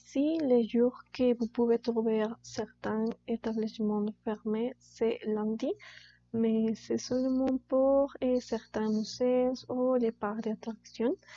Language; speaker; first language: French; non-native, learner; Spanish